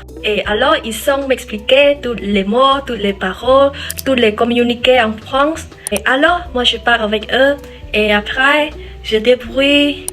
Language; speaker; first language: French; non-native, learner; Khmer